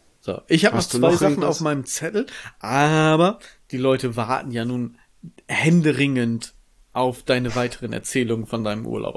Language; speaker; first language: German; native; German